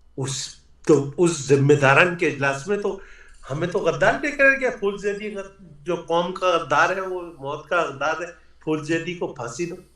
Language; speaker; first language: Urdu; native; Urdu